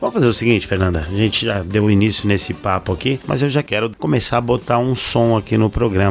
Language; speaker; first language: Portuguese; native; Portuguese